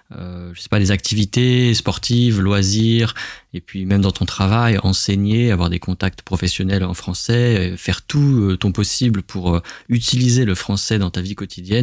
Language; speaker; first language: French; native; French